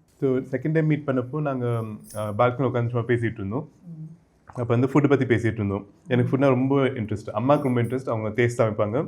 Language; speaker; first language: Tamil; native; Tamil